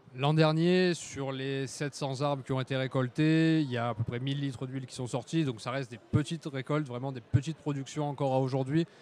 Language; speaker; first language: French; native; French